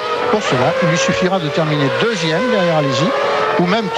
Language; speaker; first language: French; native; French